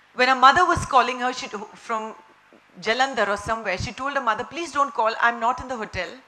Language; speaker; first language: English; non-native, local second language; Marathi